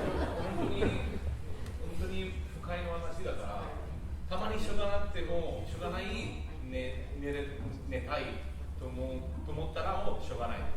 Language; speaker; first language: Japanese; non-native, learner; English